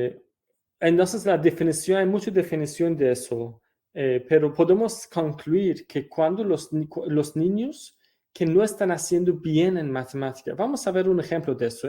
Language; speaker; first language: Spanish; non-native, fluent; Persian